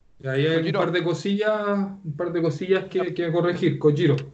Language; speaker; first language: Spanish; native; Spanish